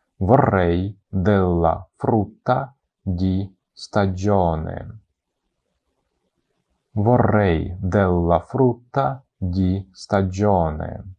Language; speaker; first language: Italian; non-native, fluent; Ukrainian